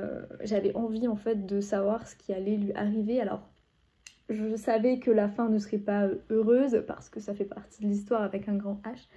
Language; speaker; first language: French; native; French